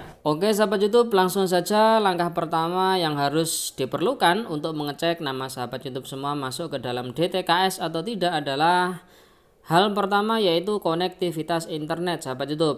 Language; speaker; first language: Indonesian; native; Indonesian